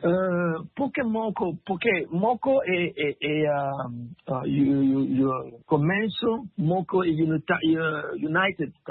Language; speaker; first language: Portuguese; non-native, learner; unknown